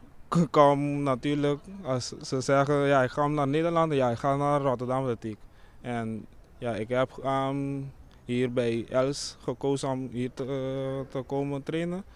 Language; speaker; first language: Dutch; non-native, local second language; Papiamento